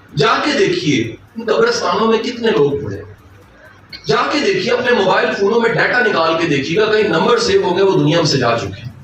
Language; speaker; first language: Urdu; non-native, local second language; Punjabi